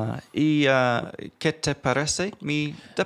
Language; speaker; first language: Spanish; non-native, learner; English